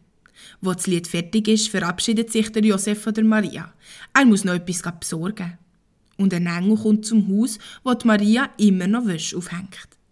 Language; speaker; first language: German; native; German